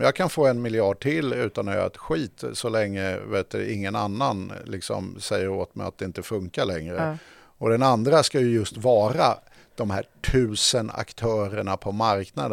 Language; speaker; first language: Swedish; native; Swedish